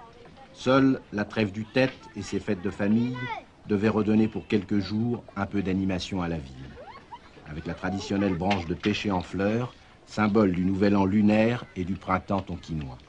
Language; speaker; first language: French; native; French